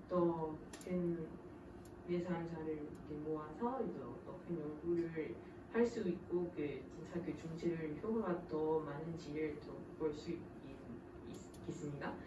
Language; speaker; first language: Korean; non-native, fluent; French